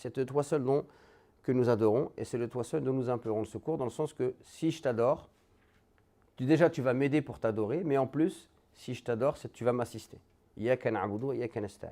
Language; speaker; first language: French; native; French